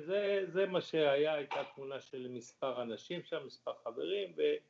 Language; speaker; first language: Hebrew; early bilingual, other home language; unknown